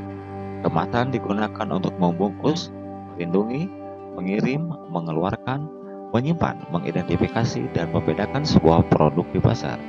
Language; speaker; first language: Indonesian; native; Indonesian